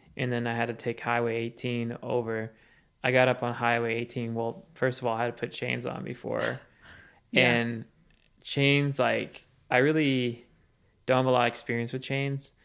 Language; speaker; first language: English; native; English